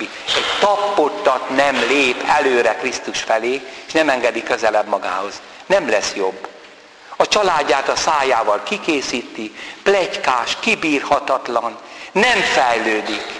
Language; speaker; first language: Hungarian; native; Hungarian